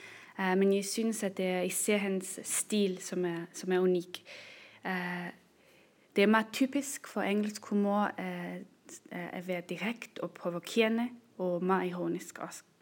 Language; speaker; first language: Danish; non-native, fluent; German